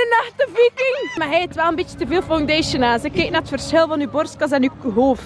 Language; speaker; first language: Dutch; native; Dutch